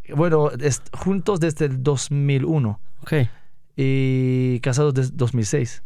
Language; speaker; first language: Spanish; non-native, fluent; Arabic